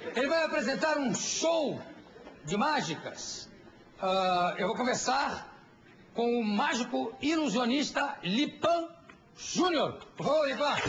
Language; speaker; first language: Portuguese; native; Portuguese